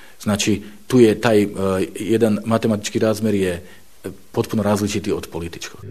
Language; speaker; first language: Bosnian; non-native, fluent; Slovak